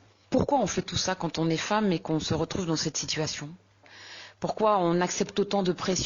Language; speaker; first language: French; native; French